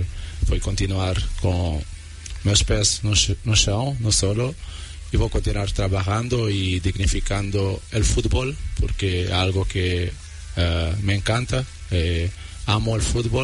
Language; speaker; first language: Spanish; non-native, learner; Portuguese